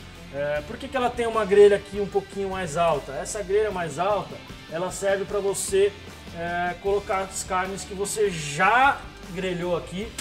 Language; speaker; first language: Portuguese; native; Portuguese